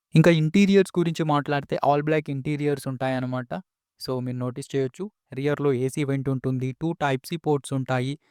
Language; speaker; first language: Telugu; native; Telugu